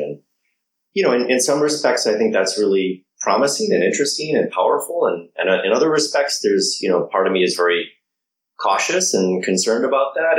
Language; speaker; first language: English; native; English